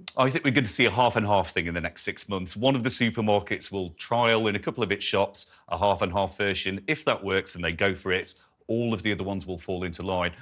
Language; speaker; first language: English; native; English